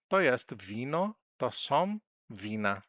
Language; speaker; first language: Polish; non-native, learner; Portuguese